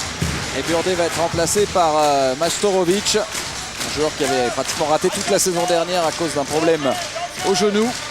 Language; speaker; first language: French; native; French